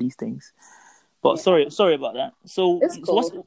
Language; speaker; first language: English; non-native, local second language; Yoruba